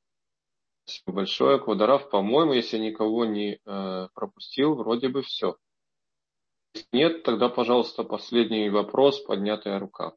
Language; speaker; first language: Russian; native; Russian